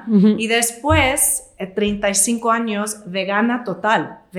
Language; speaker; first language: Spanish; non-native, fluent; English